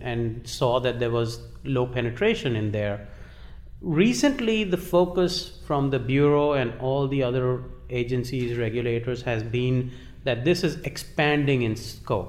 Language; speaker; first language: English; non-native, local second language; Hindi